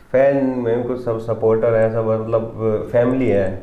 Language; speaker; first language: Hindi; non-native, local second language; Haryanvi